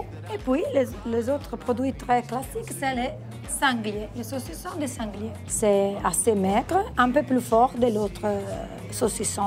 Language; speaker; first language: French; non-native, learner; Italian